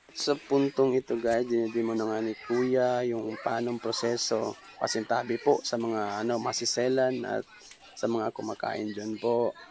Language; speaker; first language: Filipino; non-native, local second language; Cebuano